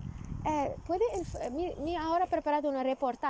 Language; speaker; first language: Spanish; non-native, learner; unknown